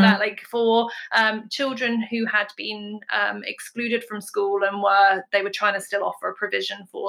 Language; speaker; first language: English; native; English